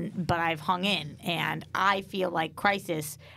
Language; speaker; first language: English; native; English